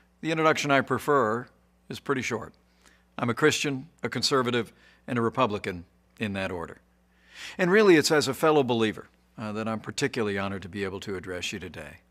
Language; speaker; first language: English; native; English